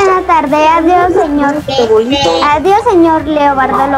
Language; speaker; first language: Spanish; native; Spanish